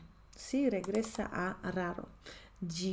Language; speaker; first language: Spanish; non-native, fluent; Polish